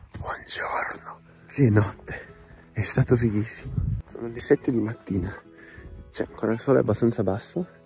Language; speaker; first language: Italian; native; Italian